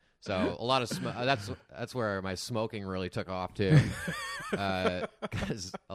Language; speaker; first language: English; native; English